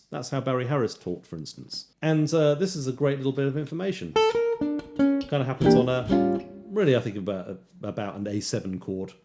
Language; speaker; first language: English; native; English